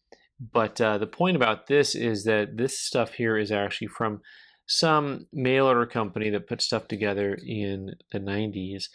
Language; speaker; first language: English; native; English